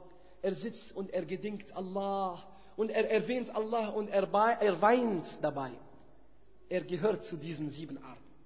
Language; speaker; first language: German; non-native, fluent; Arabic